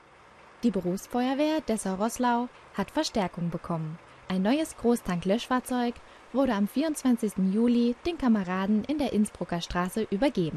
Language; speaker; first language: German; native; German